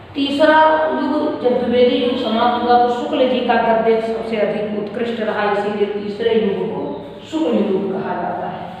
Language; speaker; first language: Hindi; native; Hindi